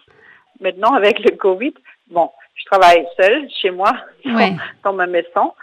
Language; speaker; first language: French; non-native, fluent; Danish